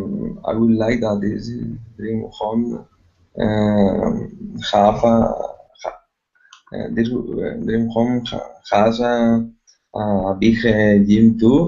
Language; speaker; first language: English; non-native, learner; Spanish